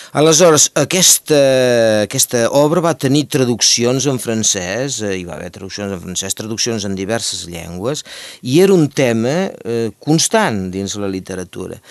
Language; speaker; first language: Catalan; native; Catalan